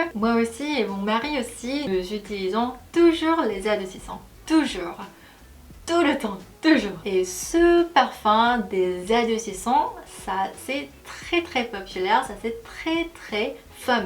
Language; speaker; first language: French; non-native, fluent; Korean